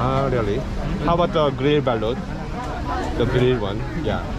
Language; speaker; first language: English; non-native, learner; Korean